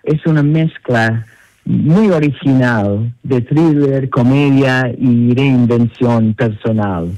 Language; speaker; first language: Spanish; non-native, learner; English